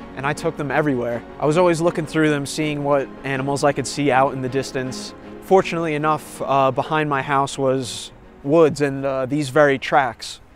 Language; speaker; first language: English; native; English